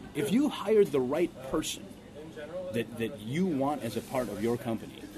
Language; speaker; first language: English; native; English